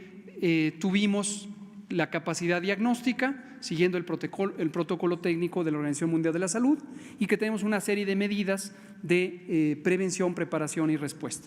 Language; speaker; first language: Spanish; native; Spanish